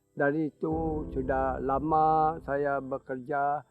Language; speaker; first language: Indonesian; non-native, local second language; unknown